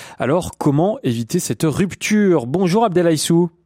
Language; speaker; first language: French; native; French